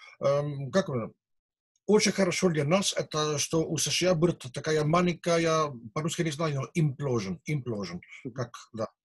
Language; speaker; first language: Russian; non-native, learner; Dutch